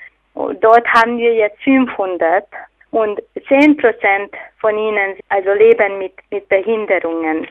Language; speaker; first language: German; non-native, fluent; Hungarian